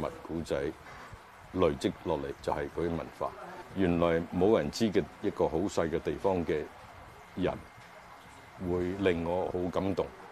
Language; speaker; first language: Chinese; native; Chinese